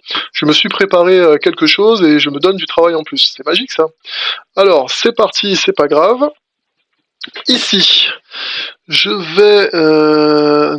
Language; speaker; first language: French; native; French